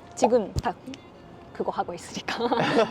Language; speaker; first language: Korean; non-native, learner; Japanese